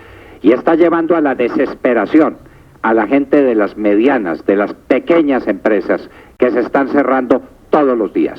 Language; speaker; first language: Spanish; native; Spanish